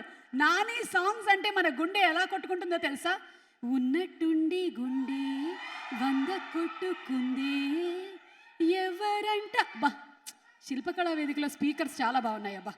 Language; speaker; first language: Telugu; native; Telugu